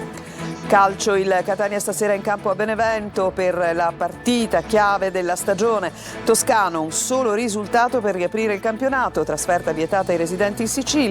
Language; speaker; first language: Italian; native; Italian